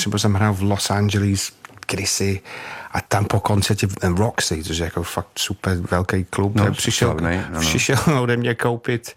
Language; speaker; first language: Czech; non-native, fluent; English